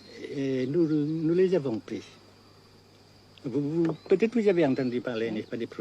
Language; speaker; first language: French; non-native, fluent; Vietnamese